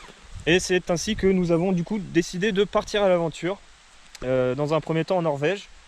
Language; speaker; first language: French; native; French